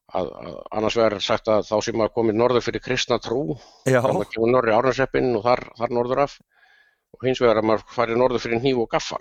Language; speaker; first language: Icelandic; native; Icelandic